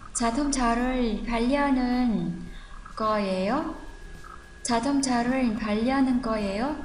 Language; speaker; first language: Korean; non-native, fluent; Vietnamese